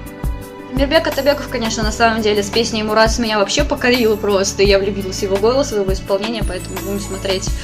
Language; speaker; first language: Russian; native; Russian